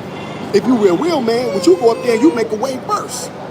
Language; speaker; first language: English; native; English